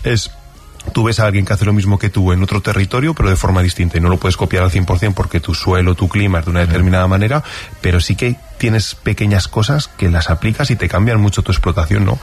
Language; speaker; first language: Spanish; native; Spanish